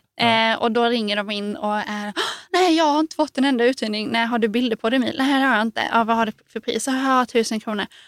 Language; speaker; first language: Swedish; native; Swedish